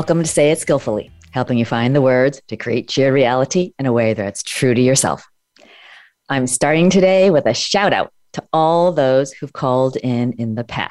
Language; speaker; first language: English; native; English